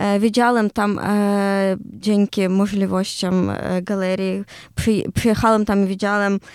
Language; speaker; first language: Polish; non-native, learner; Ukrainian